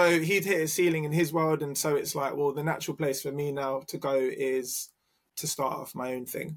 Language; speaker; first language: English; native; English